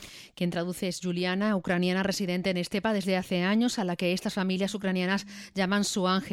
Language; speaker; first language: Spanish; native; Spanish